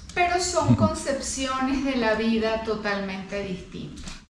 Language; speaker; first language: Spanish; native; Spanish